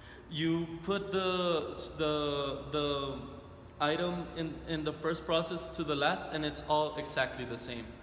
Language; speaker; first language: English; non-native, fluent; Spanish